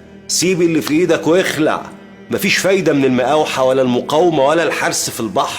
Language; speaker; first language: Arabic; native; Arabic